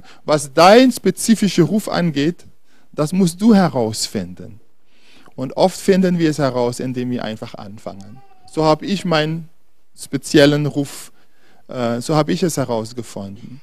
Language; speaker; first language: German; non-native, fluent; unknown